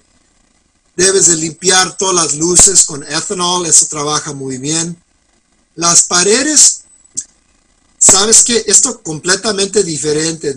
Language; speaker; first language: Spanish; non-native, fluent; English